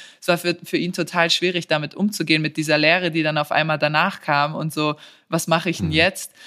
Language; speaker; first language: German; early bilingual, other home language; Serbian